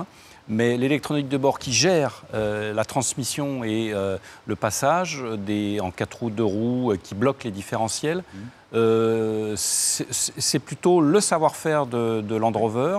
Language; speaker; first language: French; native; French